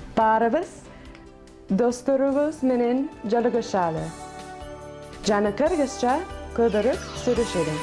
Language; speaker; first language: Kyrgyz; non-native, learner; English